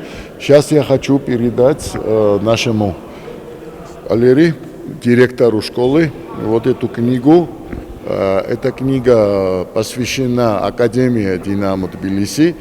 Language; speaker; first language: Russian; non-native, fluent; Georgian